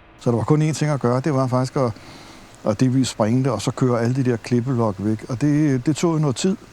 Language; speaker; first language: Danish; native; Danish